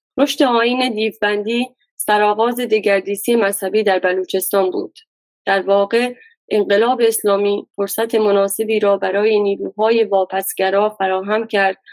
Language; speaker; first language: Persian; non-native, local second language; Baluchi